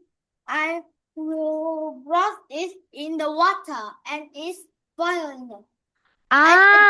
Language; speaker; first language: English; non-native, learner; Vietnamese